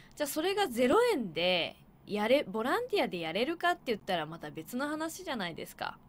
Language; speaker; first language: Japanese; native; Japanese